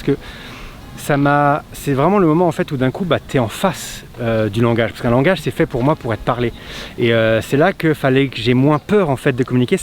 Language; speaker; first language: French; native; French